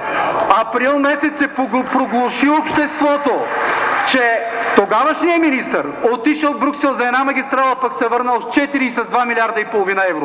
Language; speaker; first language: Bulgarian; native; Bulgarian